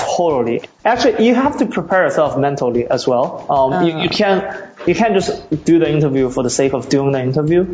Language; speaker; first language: English; early bilingual, other home language; Chinese